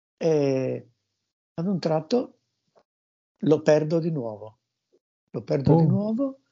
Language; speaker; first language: Italian; native; Italian